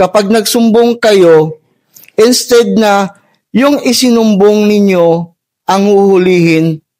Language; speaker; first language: Filipino; native; Filipino